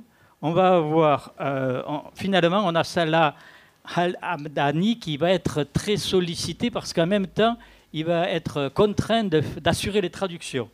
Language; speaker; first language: French; native; French